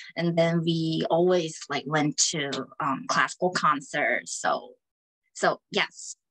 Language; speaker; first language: English; non-native, fluent; Korean